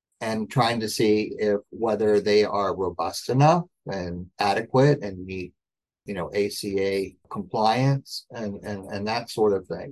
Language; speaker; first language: English; native; English